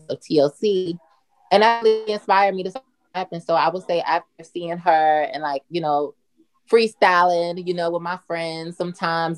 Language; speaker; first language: English; native; English